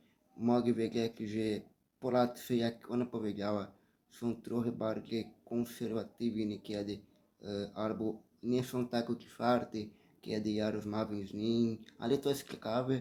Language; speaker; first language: Polish; early bilingual, heritage; Portuguese